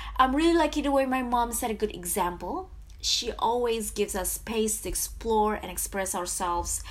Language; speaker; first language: English; non-native, fluent; Indonesian